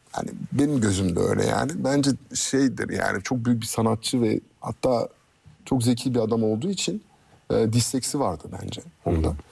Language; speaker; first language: Turkish; early bilingual, heritage; Turkish